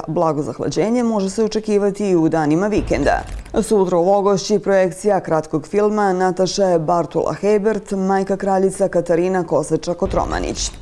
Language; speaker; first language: Bosnian; native; Bosnian